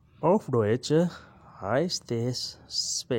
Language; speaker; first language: German; non-native, learner; Urdu